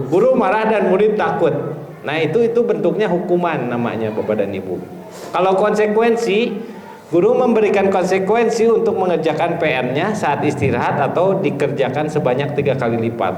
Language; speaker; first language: Indonesian; native; Indonesian